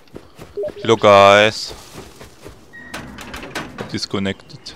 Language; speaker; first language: English; non-native, fluent; German